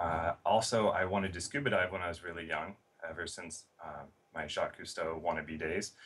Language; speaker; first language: English; native; English